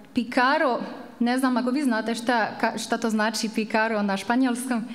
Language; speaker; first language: Serbian; non-native, fluent; French